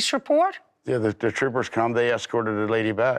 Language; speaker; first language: English; native; English